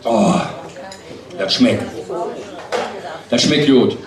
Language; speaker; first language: German; native; German